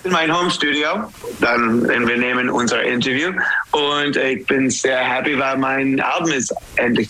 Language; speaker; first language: German; non-native, learner; English